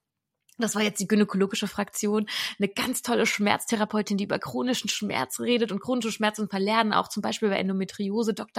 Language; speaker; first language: German; native; German